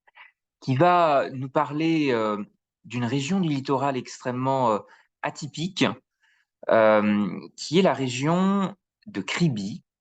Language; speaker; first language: French; native; French